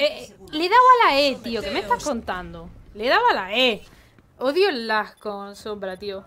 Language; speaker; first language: Spanish; native; Spanish